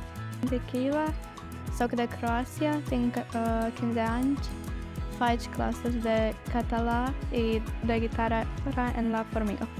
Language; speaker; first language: Catalan; non-native, learner; Croatian